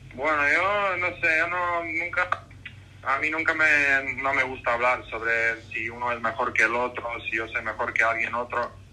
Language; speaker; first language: Spanish; non-native, fluent; Croatian